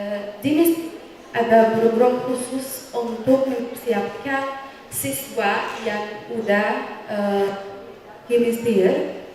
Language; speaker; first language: Indonesian; non-native, fluent; Arabic